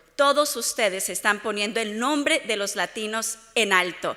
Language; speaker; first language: Spanish; early bilingual, heritage; Spanish